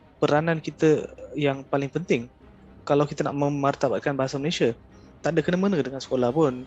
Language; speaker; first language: Malay; non-native, local second language; Tamil